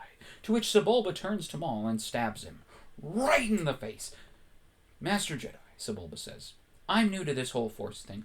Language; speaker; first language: English; native; English